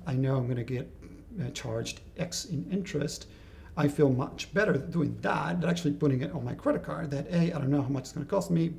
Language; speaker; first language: English; non-native, fluent; Spanish